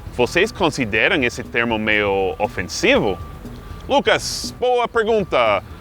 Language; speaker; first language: Portuguese; non-native, fluent; English